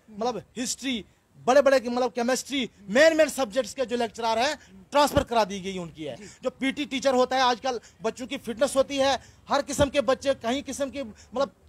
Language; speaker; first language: Hindi; non-native, local second language; Kashmiri